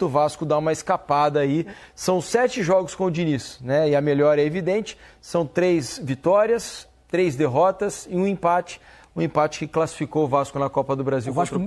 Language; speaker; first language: Portuguese; native; Portuguese